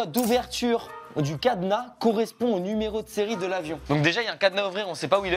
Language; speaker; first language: French; native; French